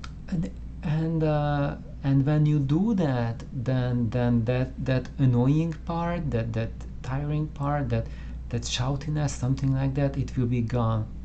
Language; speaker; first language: English; non-native, fluent; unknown